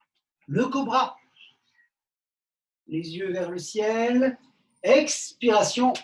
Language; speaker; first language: French; native; French